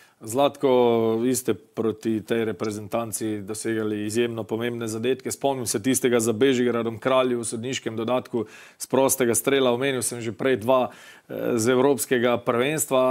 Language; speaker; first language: Slovenian; native; Slovenian